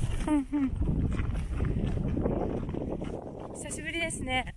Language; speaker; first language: Japanese; native; Japanese